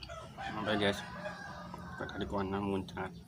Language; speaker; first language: Indonesian; native; Indonesian